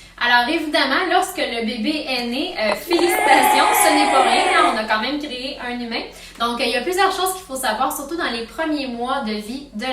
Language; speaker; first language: French; native; French